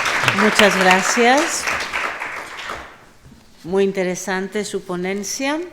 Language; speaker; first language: Spanish; non-native, fluent; Greek